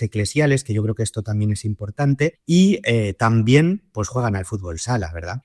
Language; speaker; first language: Spanish; native; Spanish